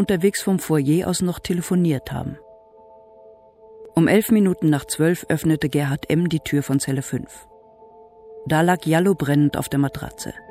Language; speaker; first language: German; native; German